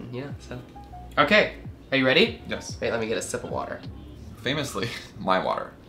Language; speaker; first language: English; native; English